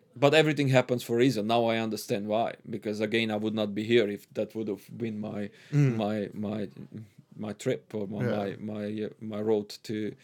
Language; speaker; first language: English; non-native, fluent; Hungarian